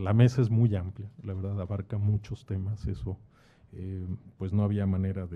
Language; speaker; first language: Spanish; native; Spanish